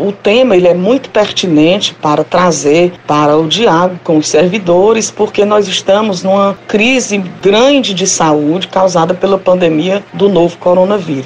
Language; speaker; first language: Portuguese; native; Portuguese